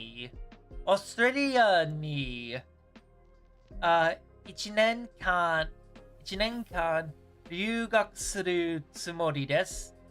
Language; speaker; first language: Japanese; non-native, learner; English